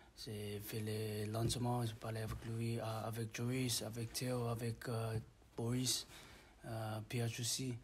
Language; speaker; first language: French; non-native, learner; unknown